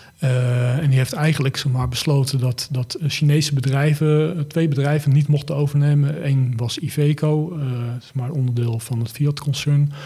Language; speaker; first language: Dutch; native; Dutch